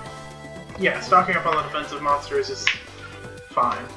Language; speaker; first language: English; native; English